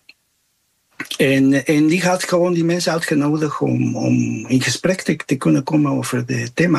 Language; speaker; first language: Dutch; non-native, fluent; Spanish